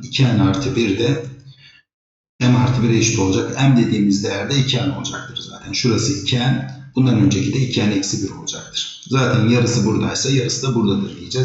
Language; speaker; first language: Turkish; native; Turkish